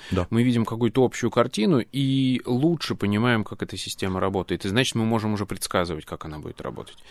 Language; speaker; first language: Russian; native; Russian